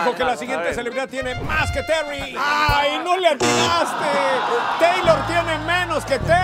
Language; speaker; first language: Spanish; native; Spanish